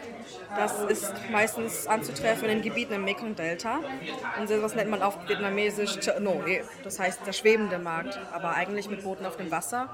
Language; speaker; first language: German; early bilingual, other home language; Vietnamese